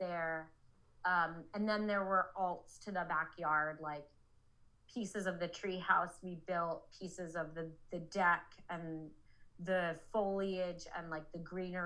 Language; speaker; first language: English; native; English